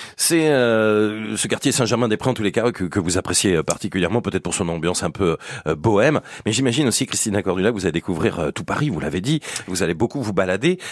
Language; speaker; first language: French; native; French